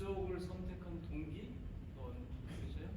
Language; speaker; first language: Korean; native; Korean